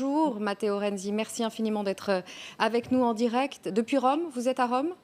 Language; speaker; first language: French; native; French